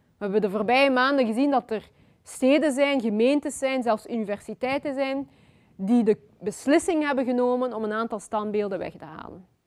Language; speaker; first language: Dutch; early bilingual, other home language; Lingala